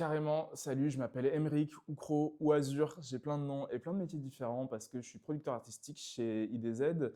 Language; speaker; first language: French; native; French